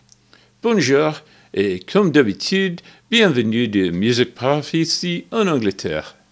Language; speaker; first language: French; non-native, learner; English